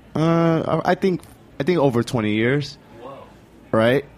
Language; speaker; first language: English; native; English